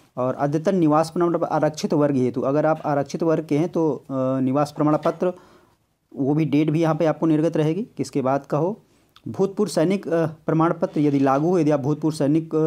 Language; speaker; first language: Hindi; native; Hindi